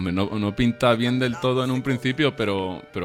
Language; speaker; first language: Spanish; native; Spanish